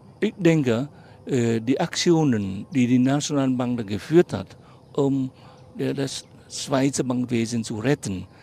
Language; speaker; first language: German; non-native, fluent; Vietnamese